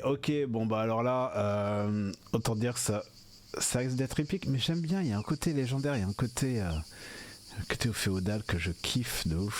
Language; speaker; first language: French; native; French